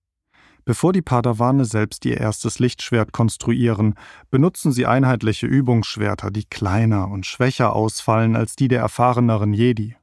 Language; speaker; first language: German; native; German